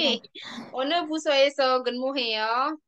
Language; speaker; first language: Korean; non-native, learner; Indonesian